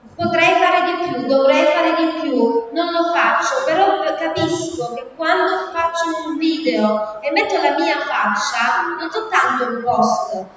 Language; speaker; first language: Italian; native; Italian